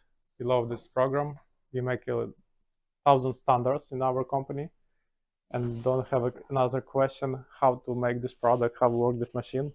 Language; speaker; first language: English; non-native, learner; Ukrainian